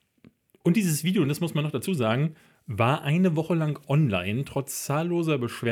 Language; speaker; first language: German; native; German